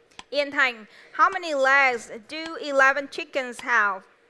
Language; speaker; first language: English; non-native, fluent; Vietnamese